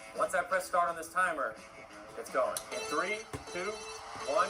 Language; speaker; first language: English; native; English